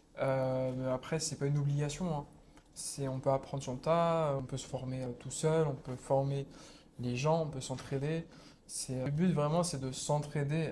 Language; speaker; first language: French; native; French